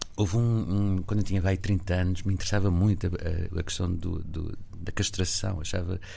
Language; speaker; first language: Portuguese; native; Portuguese